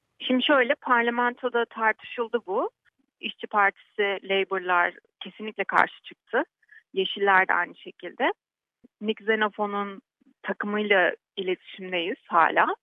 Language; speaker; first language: Turkish; native; Turkish